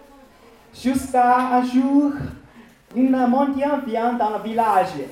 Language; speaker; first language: French; non-native, learner; Chinese